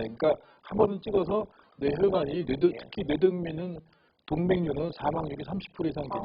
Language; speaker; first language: Korean; native; Korean